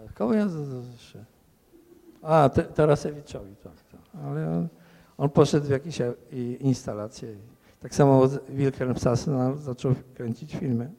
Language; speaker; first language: Polish; native; Polish